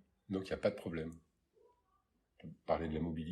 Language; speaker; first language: French; native; French